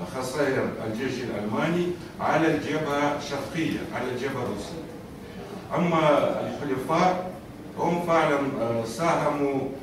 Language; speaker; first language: Arabic; non-native, fluent; Russian